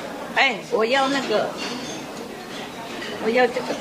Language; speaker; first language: Chinese; non-native, fluent; Vietnamese